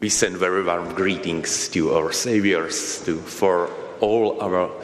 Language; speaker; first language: English; non-native, learner; Slovak